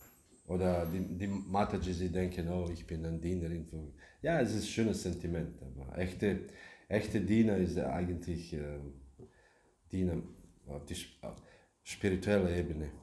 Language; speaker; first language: German; non-native, learner; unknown